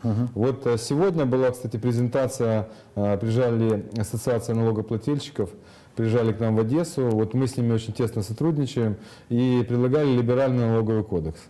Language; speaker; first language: Russian; native; Russian